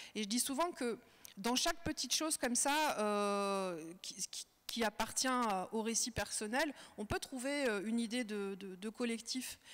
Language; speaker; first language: French; early bilingual, other home language; Kabyle